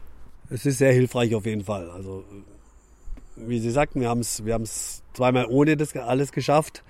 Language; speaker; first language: German; native; German